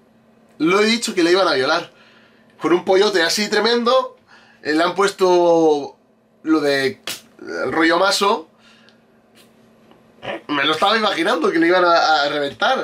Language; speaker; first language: Spanish; native; Spanish